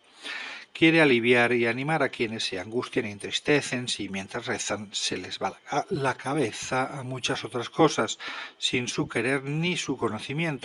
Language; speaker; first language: Spanish; native; Spanish